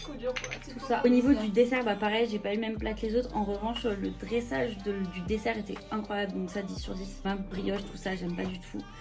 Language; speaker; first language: French; native; French